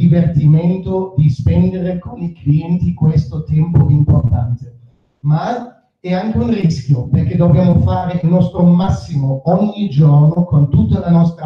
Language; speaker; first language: Italian; non-native, fluent; German